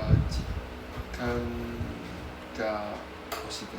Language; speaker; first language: Japanese; non-native, learner; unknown